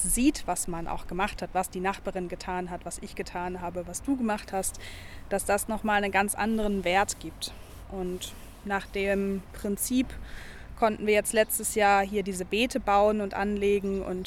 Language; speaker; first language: German; native; German